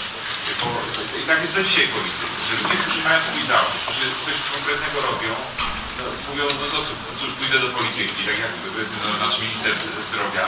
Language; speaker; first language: Polish; native; Polish